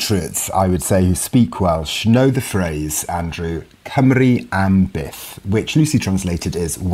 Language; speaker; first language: English; non-native, local second language; Welsh